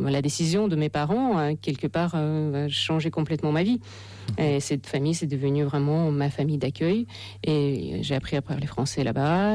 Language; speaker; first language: French; non-native, fluent; Russian